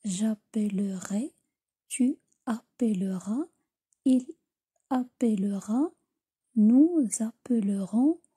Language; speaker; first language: French; non-native, local second language; Arabic